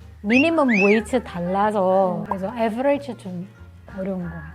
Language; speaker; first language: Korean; non-native, fluent; Indonesian